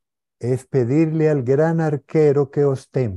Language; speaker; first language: Spanish; native; Spanish